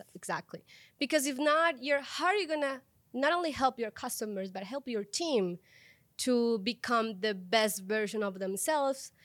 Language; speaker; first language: English; non-native, fluent; Spanish